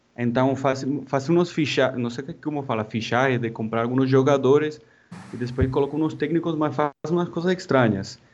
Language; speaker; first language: Portuguese; non-native, fluent; Spanish